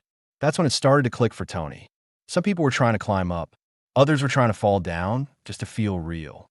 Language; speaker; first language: English; native; English